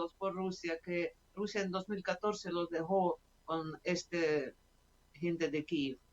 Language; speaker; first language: Spanish; non-native, fluent; Russian